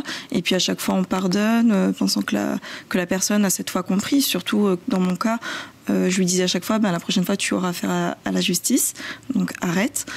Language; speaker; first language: French; native; French